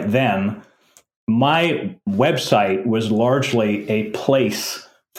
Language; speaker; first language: English; non-native, fluent; French